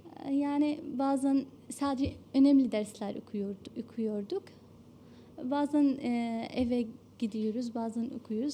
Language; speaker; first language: Turkish; non-native, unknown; Arabic